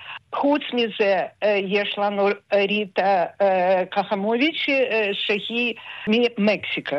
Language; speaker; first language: Hebrew; non-native, fluent; Russian